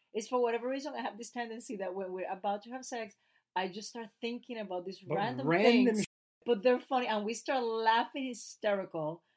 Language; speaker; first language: English; non-native, fluent; Spanish